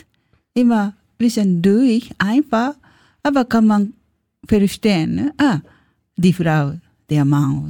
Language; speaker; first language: German; non-native, learner; Japanese